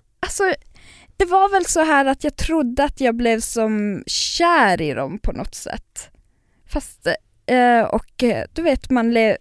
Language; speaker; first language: Swedish; non-native, local second language; Northern Sami